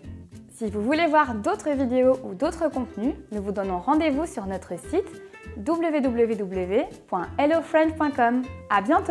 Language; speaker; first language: French; native; French